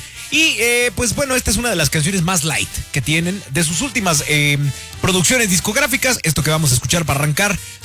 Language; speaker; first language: Spanish; native; Spanish